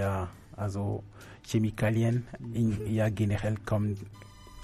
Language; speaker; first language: German; non-native, fluent; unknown